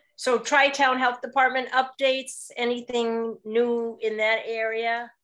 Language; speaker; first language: English; native; English